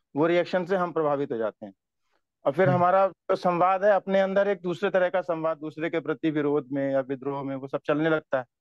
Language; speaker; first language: Hindi; native; Hindi